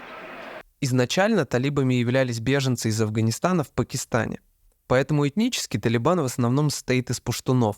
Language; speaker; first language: Russian; native; Russian